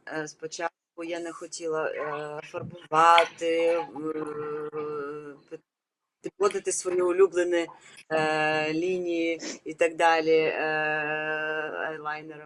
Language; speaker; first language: Ukrainian; non-native, local second language; Russian